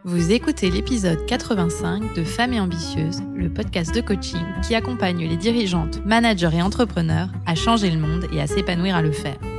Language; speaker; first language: French; native; French